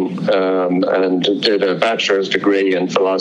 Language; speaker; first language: English; native; English